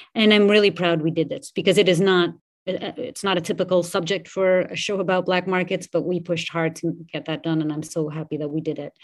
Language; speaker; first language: English; non-native, fluent; Portuguese